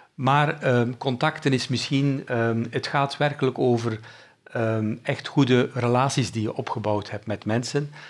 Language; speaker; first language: Dutch; native; Dutch